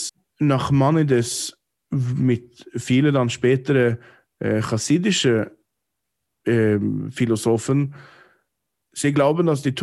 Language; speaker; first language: German; non-native, fluent; English